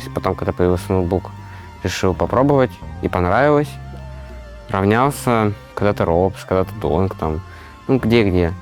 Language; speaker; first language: Russian; native; Russian